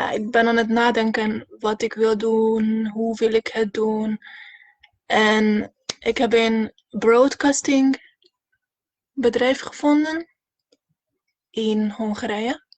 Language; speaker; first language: Dutch; non-native, fluent; Hungarian